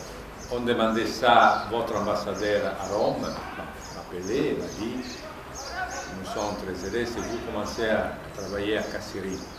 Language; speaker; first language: French; non-native, fluent; Italian